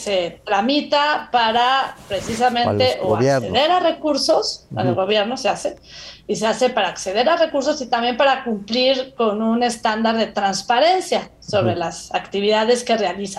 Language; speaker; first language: Spanish; native; Spanish